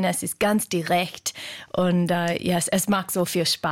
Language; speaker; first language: German; non-native, fluent; English